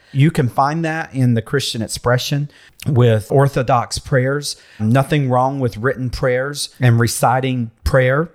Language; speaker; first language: English; native; English